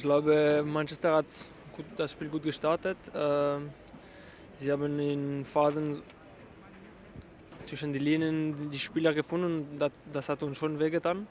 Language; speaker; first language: German; non-native, local second language; French